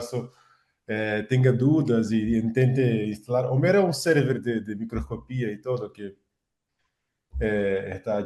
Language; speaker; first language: Portuguese; non-native, fluent; Spanish